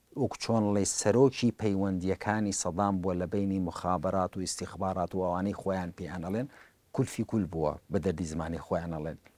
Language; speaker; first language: Central Kurdish; early bilingual, heritage; Central Kurdish